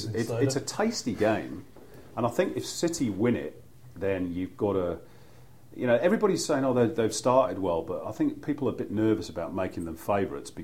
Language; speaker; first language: English; native; English